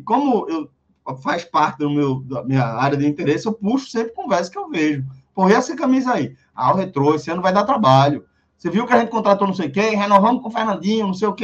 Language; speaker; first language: Portuguese; native; Portuguese